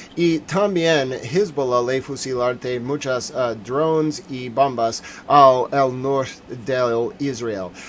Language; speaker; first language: Spanish; non-native, learner; English